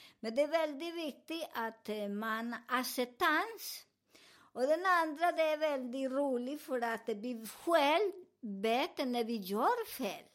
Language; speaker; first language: Swedish; non-native, fluent; Spanish